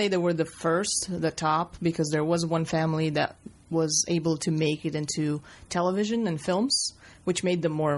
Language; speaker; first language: English; non-native, fluent; Russian